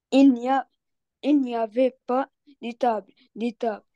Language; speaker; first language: French; non-native, learner; Arabic